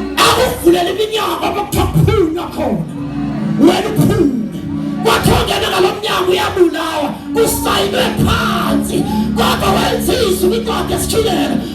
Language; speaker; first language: Zulu; non-native, local second language; Xhosa